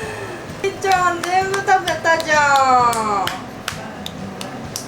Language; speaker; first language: Japanese; native; Japanese